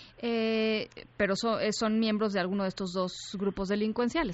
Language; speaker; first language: Spanish; native; Spanish